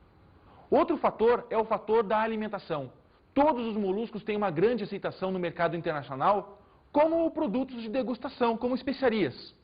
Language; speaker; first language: Portuguese; native; Portuguese